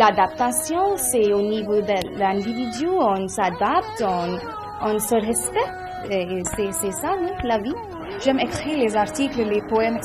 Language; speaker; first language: French; non-native, fluent; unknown